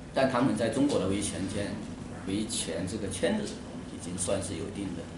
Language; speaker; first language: Chinese; native; Chinese